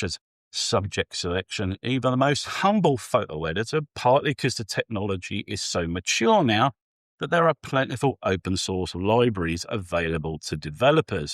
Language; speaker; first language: English; native; English